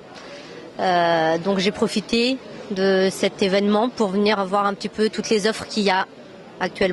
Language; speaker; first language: French; native; French